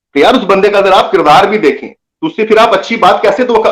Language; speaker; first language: Urdu; non-native, local second language; Punjabi